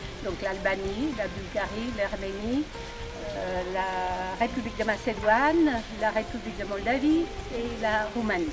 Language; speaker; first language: French; non-native, fluent; Macedonian